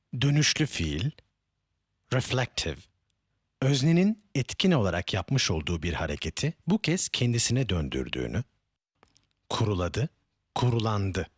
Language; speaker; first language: Turkish; native; Turkish